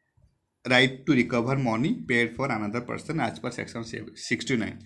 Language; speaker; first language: English; non-native, local second language; Hindi